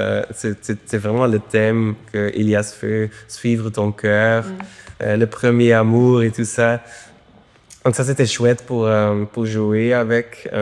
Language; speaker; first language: French; non-native, local second language; Dutch